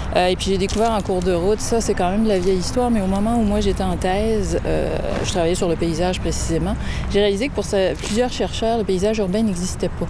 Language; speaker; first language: French; native; French